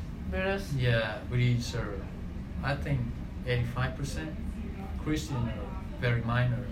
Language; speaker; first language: English; non-native, learner; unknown